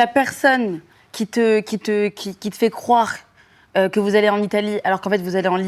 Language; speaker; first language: French; native; French